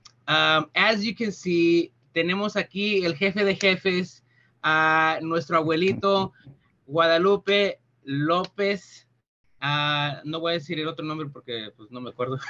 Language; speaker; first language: Spanish; early bilingual, heritage; Spanish